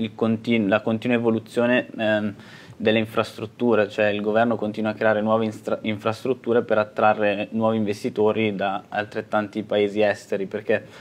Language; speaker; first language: Italian; native; Italian